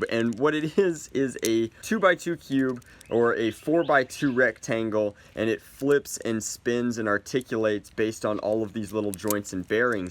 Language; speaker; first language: English; native; English